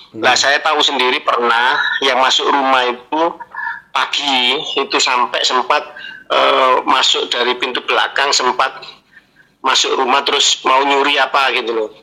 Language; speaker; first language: Indonesian; native; Indonesian